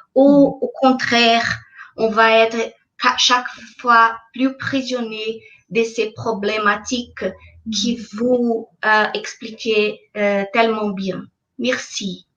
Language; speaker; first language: French; non-native, fluent; Portuguese